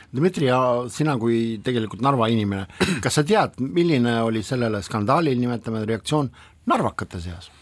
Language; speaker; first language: Estonian; non-native, local second language; Russian